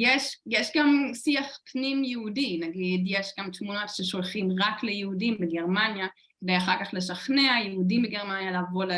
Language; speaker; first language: Hebrew; non-native, fluent; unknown